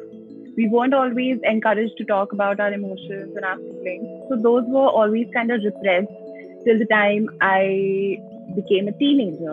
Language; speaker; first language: English; non-native, local second language; Hindi